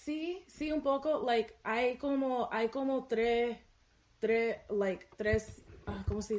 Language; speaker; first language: Spanish; early bilingual, heritage; Spanish